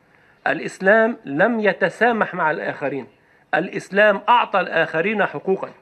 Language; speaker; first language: Arabic; native; Arabic